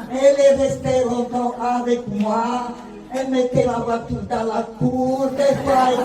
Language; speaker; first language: French; non-native, fluent; Italian